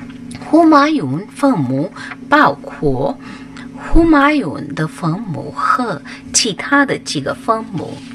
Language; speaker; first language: Chinese; non-native, fluent; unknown